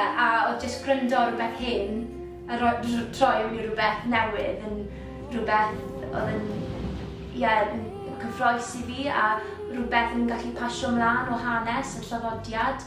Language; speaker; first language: Welsh; native; Welsh